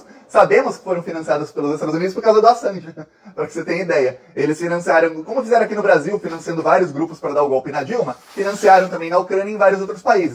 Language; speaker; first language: Portuguese; native; Portuguese